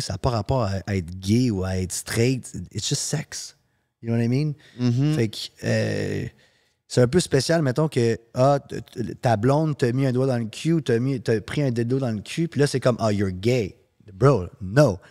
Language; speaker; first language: French; early bilingual, heritage; French